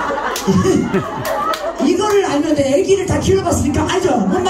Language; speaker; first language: Korean; native; Korean